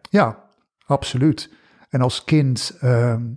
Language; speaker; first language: Dutch; early bilingual, other home language; English